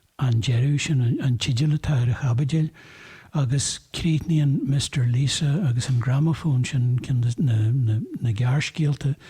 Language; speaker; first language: Irish; native; Irish